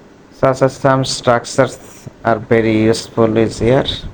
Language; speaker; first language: English; non-native, local second language; Bangla